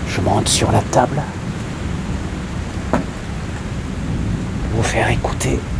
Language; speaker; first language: French; native; French